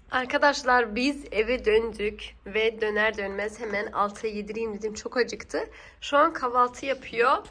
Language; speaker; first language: Turkish; early bilingual, heritage; Turkish